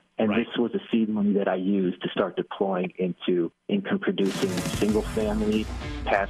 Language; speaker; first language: English; native; English